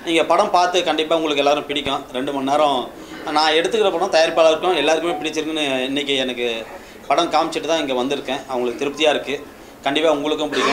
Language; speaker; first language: Tamil; native; Tamil